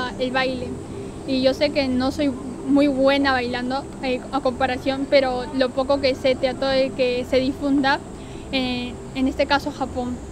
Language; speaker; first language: Spanish; early bilingual, heritage; Spanish